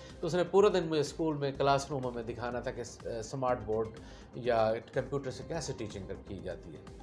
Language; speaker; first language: Urdu; non-native, local second language; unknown